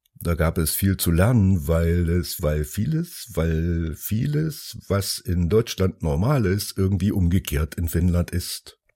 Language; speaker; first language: German; early bilingual, other home language; Finnish